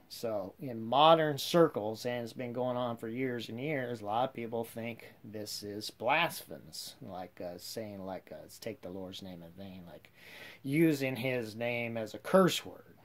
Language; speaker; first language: English; native; English